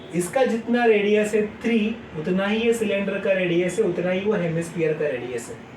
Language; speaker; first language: Hindi; non-native, local second language; Marathi